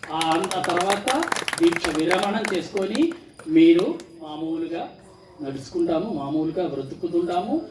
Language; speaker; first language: Telugu; non-native, fluent; Malayalam